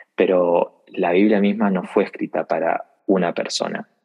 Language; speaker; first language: Spanish; native; Spanish